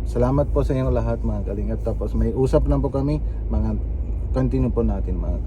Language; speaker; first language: Filipino; non-native, learner; Punjabi